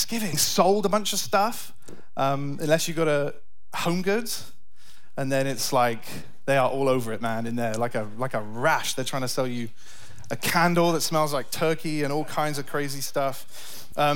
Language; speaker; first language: English; native; English